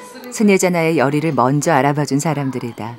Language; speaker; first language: Korean; native; Korean